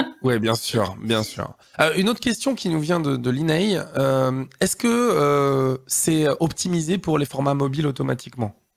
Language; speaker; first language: French; native; French